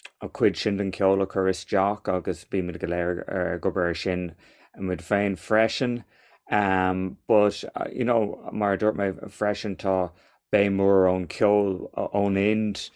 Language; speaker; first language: Irish; non-native, local second language; English